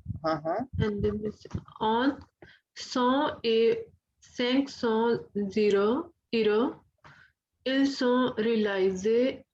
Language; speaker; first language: French; non-native, learner; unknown